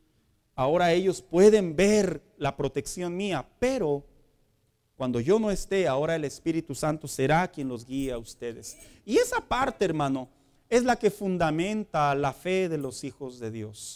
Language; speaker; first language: Spanish; native; Spanish